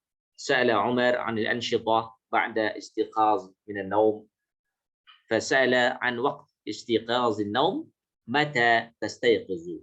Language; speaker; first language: Arabic; non-native, fluent; Indonesian